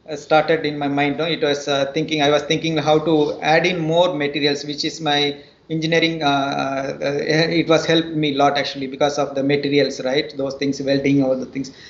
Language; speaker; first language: English; non-native, local second language; Tamil